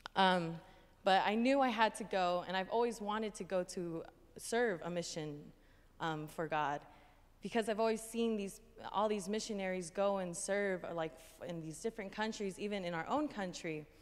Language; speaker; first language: English; native; English